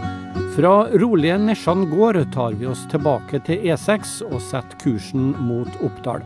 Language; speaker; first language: Norwegian; native; Norwegian